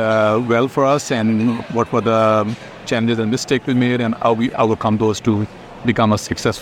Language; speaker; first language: English; non-native, local second language; Urdu